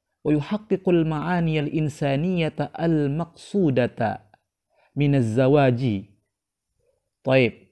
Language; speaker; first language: Arabic; non-native, fluent; Indonesian